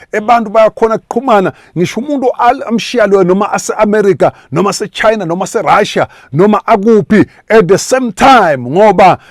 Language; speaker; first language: Zulu; non-native, local second language; Swati